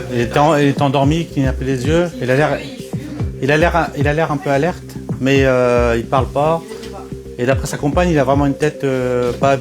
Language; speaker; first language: French; native; French